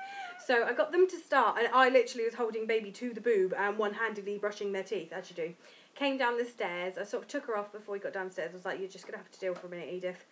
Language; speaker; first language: English; native; English